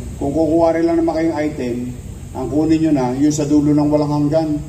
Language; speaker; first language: Filipino; native; Filipino